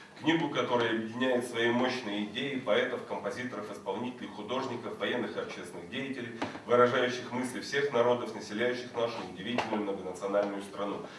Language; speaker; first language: Russian; native; Russian